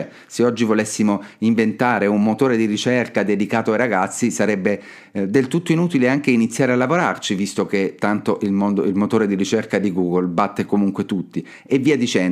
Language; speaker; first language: Italian; native; Italian